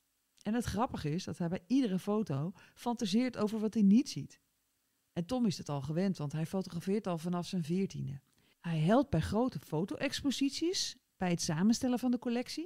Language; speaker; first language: Dutch; native; Dutch